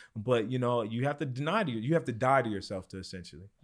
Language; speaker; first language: English; native; English